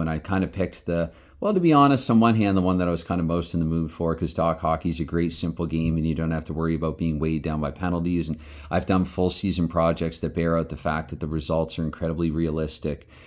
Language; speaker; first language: English; native; English